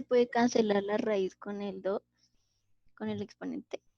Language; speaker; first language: Spanish; native; Spanish